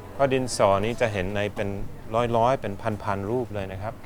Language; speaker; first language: Thai; early bilingual, other home language; English